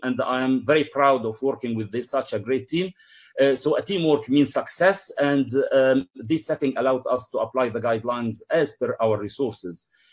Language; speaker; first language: English; non-native, fluent; Arabic